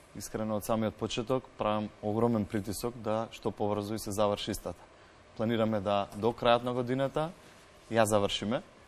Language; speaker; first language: Macedonian; native; Macedonian